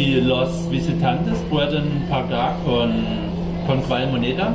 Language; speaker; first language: Spanish; non-native, learner; German